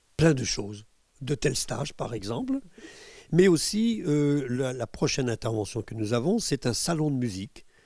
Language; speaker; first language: French; native; French